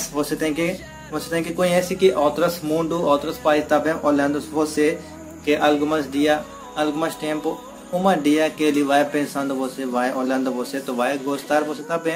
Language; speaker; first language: Portuguese; non-native, learner; Hindi